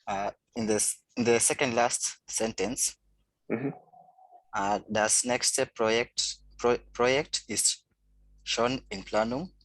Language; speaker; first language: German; non-native, learner; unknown